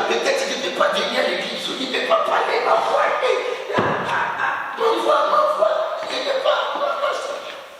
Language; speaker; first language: French; non-native, fluent; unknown